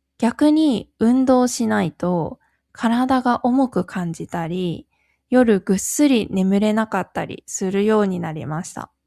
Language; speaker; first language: Japanese; native; Japanese